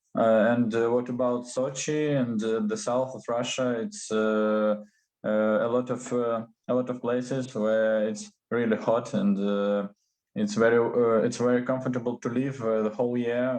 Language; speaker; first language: English; non-native, learner; Russian